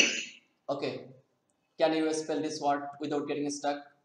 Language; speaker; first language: English; non-native, fluent; Bangla